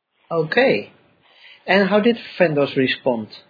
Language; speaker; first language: English; non-native, fluent; Dutch